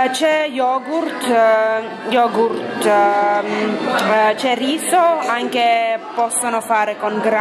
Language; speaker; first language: Italian; non-native, learner; Armenian